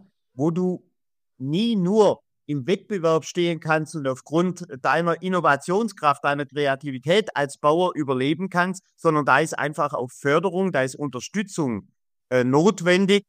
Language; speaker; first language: German; native; German